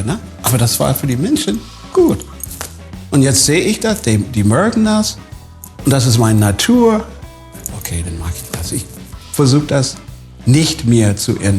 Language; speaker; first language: German; non-native, fluent; English